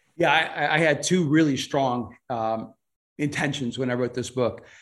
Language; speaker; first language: English; non-native, fluent; Spanish